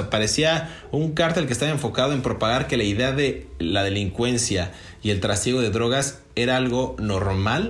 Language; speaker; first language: Spanish; native; Spanish